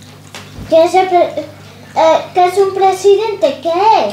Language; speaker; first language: Spanish; early bilingual, heritage; Spanish